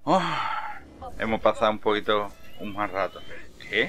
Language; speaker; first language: Spanish; native; Spanish